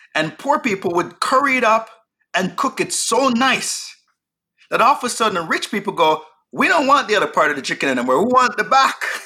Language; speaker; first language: English; native; English